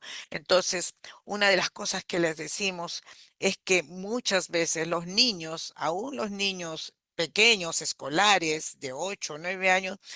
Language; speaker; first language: Spanish; native; Spanish